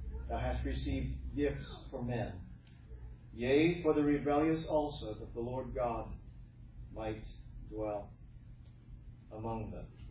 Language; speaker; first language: English; native; English